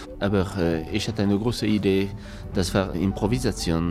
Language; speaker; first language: German; non-native, learner; French